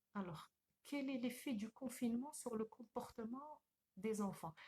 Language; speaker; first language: French; non-native, local second language; Arabic